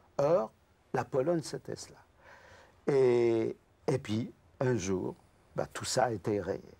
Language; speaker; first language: French; non-native, fluent; Yiddish